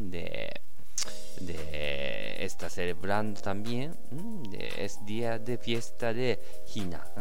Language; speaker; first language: Spanish; non-native, learner; Japanese